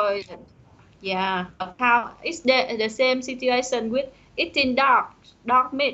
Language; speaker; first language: English; non-native, learner; Vietnamese